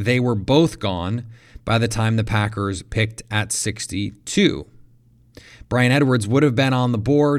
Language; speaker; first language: English; native; English